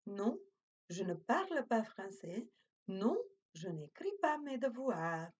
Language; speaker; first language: French; non-native, fluent; Macedonian